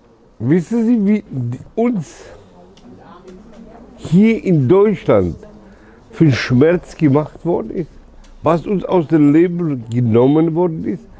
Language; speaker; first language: German; early bilingual, other home language; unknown